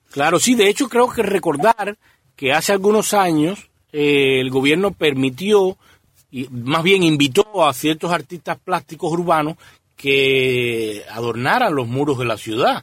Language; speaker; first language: Spanish; native; Spanish